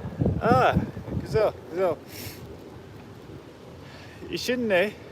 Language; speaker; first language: Turkish; non-native, learner; English